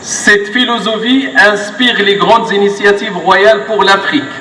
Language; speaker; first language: French; non-native, local second language; Arabic